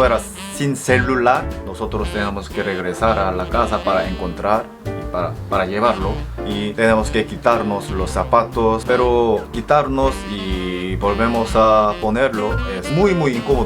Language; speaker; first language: Spanish; non-native, fluent; Korean